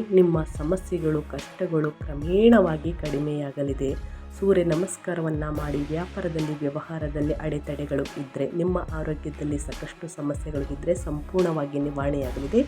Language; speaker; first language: Kannada; native; Kannada